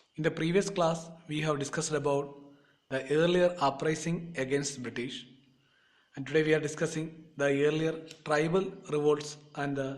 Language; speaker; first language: English; non-native, local second language; Malayalam